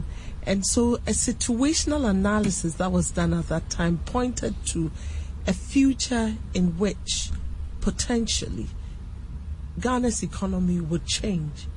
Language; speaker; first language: English; non-native, local second language; Akan